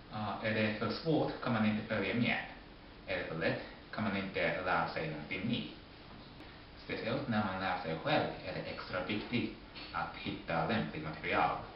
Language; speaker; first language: Swedish; non-native, fluent; Japanese